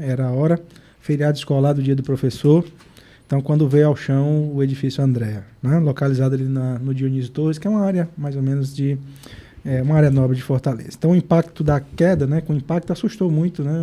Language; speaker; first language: Portuguese; native; Portuguese